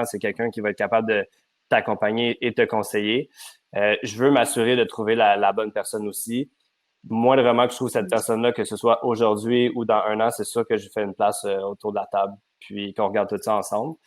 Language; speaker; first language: French; native; French